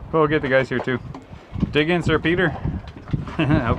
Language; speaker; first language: English; native; English